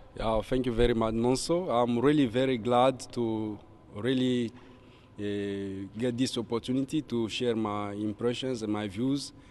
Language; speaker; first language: English; non-native, fluent; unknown